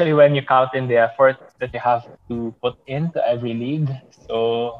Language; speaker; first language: English; non-native, local second language; Bikol